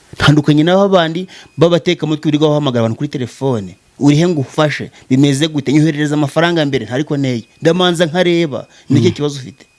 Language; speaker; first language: Kinyarwanda; early bilingual, heritage; Kinyarwanda